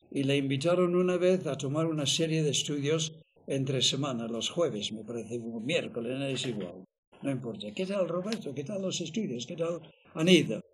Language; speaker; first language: Spanish; non-native, fluent; English